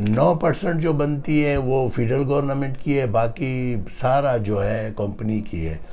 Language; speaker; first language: Urdu; non-native, local second language; Baluchi